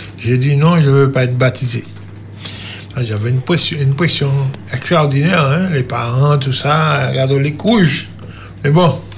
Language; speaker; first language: French; native; French